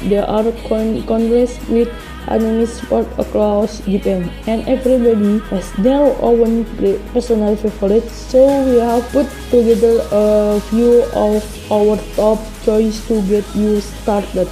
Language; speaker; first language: English; non-native, learner; Indonesian